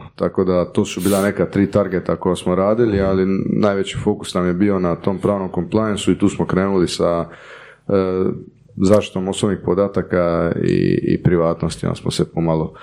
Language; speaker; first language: Croatian; native; Croatian